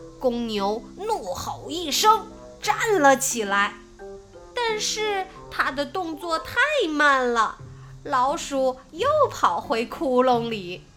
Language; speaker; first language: Chinese; native; Chinese